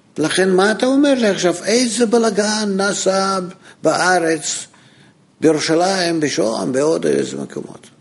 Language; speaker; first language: Hebrew; non-native, fluent; Russian